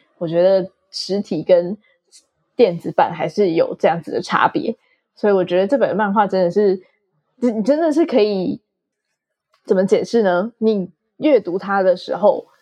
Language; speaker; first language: Chinese; native; Chinese